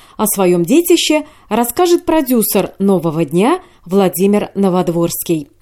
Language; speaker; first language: Russian; native; Russian